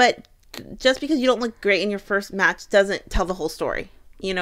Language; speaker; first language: English; native; English